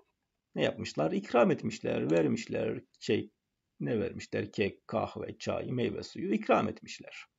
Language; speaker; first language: Turkish; non-native, fluent; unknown